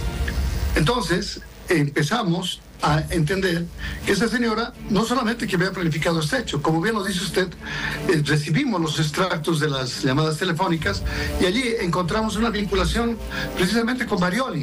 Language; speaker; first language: Spanish; native; Spanish